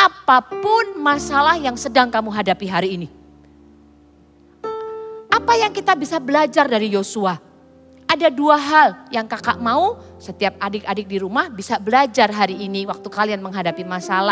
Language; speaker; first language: Indonesian; native; Indonesian